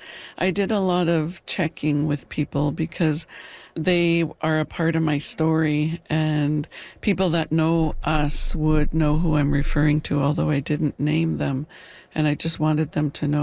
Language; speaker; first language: English; native; English